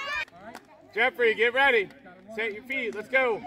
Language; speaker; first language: English; native; English